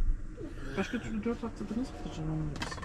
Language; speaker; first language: Turkish; native; Turkish